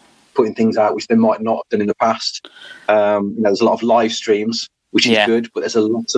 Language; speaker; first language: English; native; English